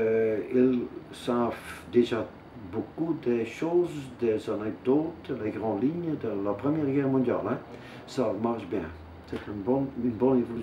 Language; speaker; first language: French; non-native, local second language; Dutch